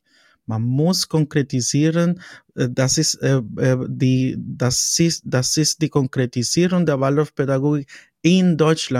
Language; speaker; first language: German; non-native, fluent; Spanish